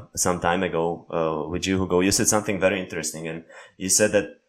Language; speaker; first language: English; non-native, fluent; Slovak